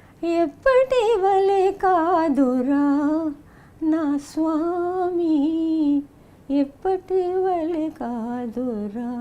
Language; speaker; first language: Telugu; non-native, local second language; Tamil